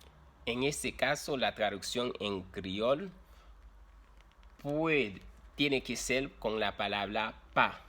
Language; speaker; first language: Spanish; non-native, fluent; Haitian Creole